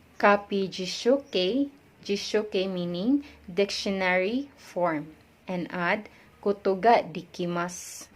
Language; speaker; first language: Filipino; native; Filipino